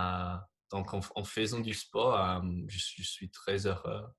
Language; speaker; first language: French; non-native, fluent; English